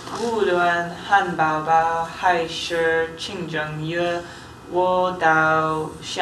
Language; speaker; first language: Chinese; non-native, learner; English